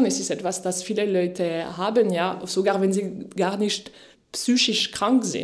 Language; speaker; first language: German; non-native, fluent; French